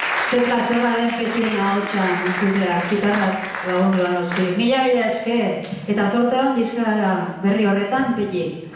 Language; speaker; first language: Basque; native; Basque